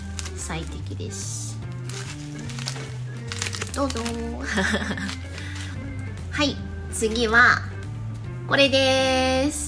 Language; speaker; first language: Japanese; non-native, fluent; Chinese